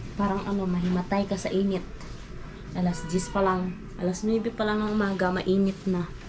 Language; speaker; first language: Filipino; non-native, local second language; Hiligaynon